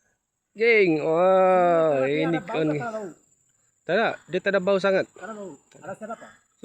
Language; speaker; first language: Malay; non-native, local second language; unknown